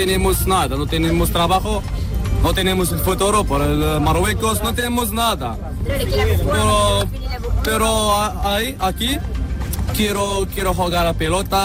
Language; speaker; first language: Spanish; non-native, learner; Arabic